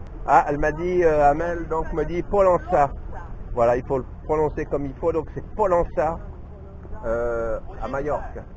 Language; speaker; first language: French; native; French